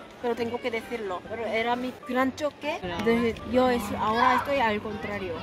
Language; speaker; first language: Spanish; non-native, fluent; Korean